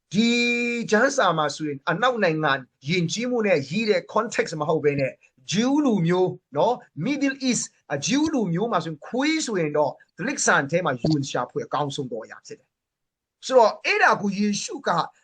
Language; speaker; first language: Burmese; non-native, local second language; Hakha Chin